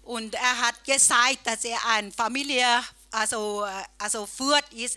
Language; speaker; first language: German; non-native, learner; Thai